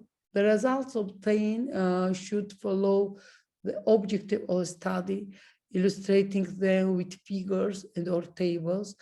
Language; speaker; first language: English; non-native, learner; Georgian